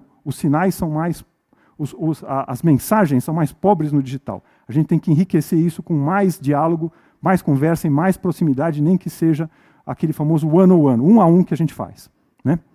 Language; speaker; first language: Portuguese; native; Portuguese